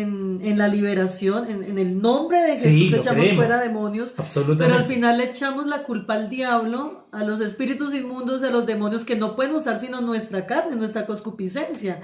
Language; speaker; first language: Spanish; native; Spanish